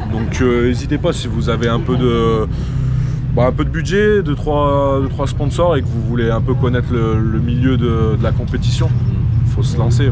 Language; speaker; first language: French; native; French